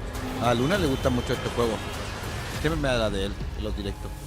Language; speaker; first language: Spanish; native; Spanish